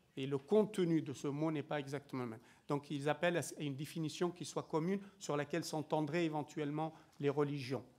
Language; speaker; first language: French; native; French